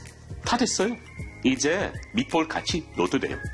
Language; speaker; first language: Korean; non-native, learner; English